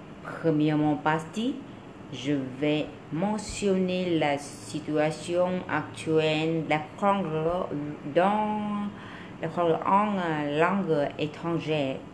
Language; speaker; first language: French; non-native, learner; Vietnamese